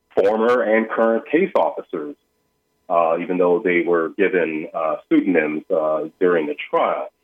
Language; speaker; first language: English; native; English